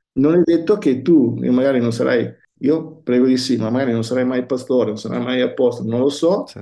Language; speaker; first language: Italian; native; Italian